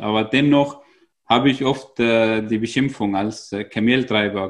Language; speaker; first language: German; non-native, fluent; Arabic